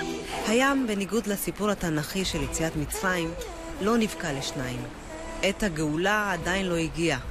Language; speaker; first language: Hebrew; native; Hebrew